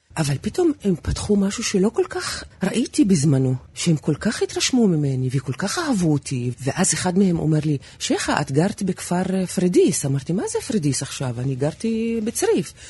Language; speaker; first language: Hebrew; non-native, local second language; Arabic